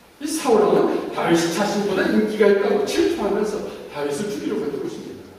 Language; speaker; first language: Korean; native; Korean